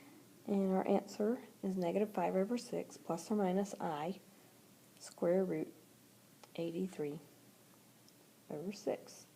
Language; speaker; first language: English; native; English